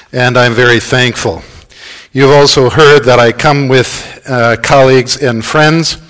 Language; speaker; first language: English; native; English